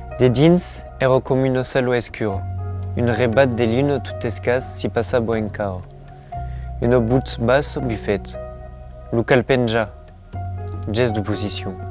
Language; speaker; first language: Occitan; non-native, local second language; French